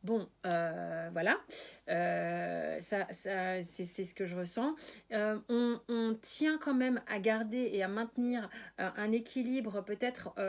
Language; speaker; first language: French; native; French